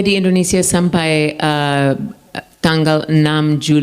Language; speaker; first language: Indonesian; non-native, fluent; English